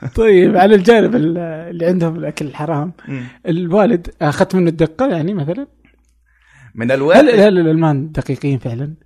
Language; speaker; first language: Arabic; native; Arabic